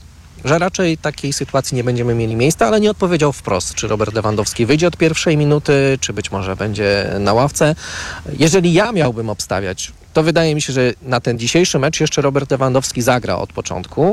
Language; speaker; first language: Polish; native; Polish